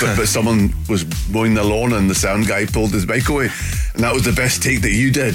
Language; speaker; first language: English; native; English